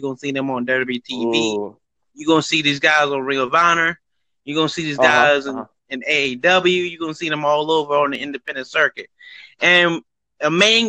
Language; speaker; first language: English; native; English